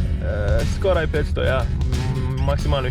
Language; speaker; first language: Slovenian; non-native, learner; Turkish